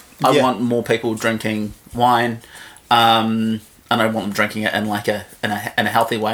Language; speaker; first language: English; native; English